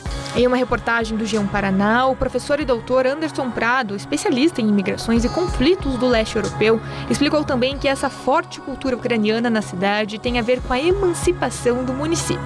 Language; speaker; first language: Portuguese; native; Portuguese